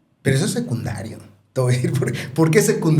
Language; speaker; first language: Spanish; native; Spanish